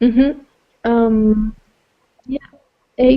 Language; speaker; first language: English; non-native, fluent; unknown